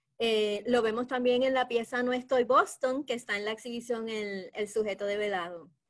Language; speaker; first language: Spanish; native; Spanish